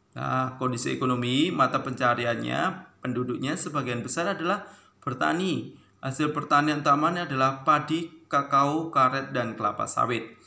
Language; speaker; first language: Indonesian; native; Indonesian